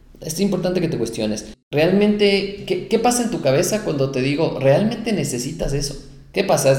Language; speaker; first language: Spanish; native; Spanish